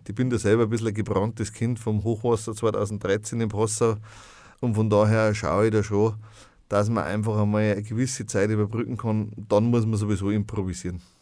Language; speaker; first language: German; native; German